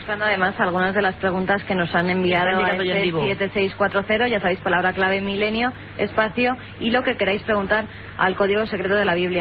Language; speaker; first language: Spanish; native; Spanish